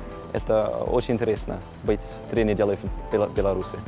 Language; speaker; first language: Russian; non-native, learner; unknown